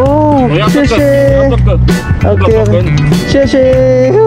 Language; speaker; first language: Chinese; non-native, learner; Filipino